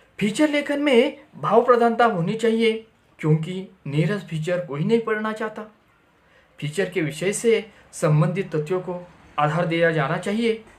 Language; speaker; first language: Hindi; non-native, local second language; Marathi